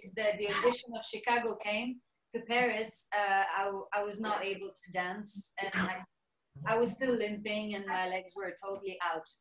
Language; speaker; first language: English; non-native, local second language; French